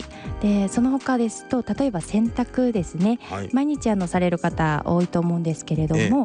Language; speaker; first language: Japanese; native; Japanese